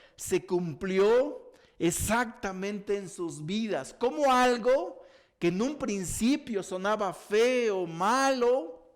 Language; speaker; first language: Spanish; native; Spanish